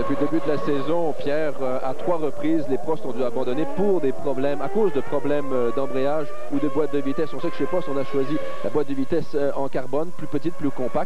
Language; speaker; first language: French; native; French